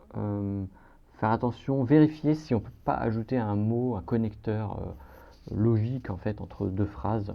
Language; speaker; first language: French; native; French